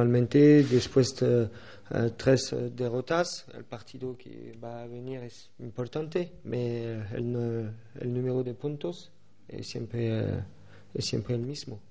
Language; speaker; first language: Spanish; non-native, learner; French